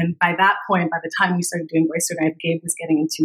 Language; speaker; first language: English; native; English